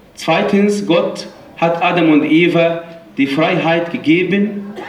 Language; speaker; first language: German; non-native, fluent; Arabic